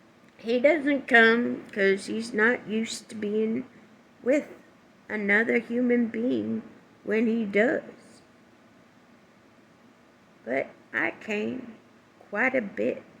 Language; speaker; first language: English; native; English